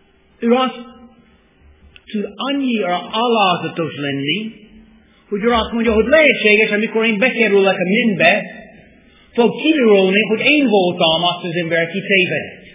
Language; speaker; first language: Hungarian; non-native, fluent; English